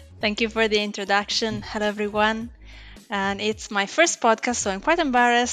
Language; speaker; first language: English; non-native, fluent; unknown